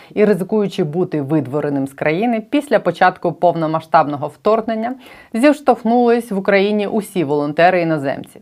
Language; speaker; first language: Ukrainian; native; Ukrainian